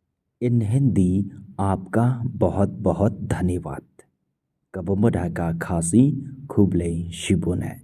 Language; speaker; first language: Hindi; non-native, local second language; Khasi